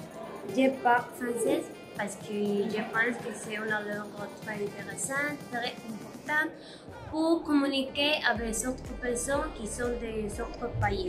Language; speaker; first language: French; non-native, learner; Spanish